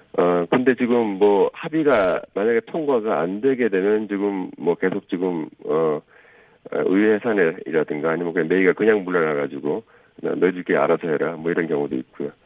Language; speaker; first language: Korean; native; Korean